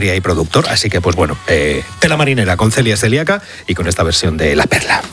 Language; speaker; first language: Spanish; native; Spanish